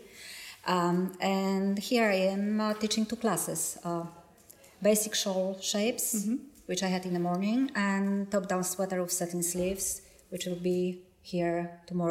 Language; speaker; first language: English; non-native, fluent; Polish